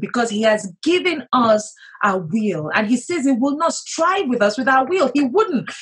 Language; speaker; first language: English; non-native, local second language; Yoruba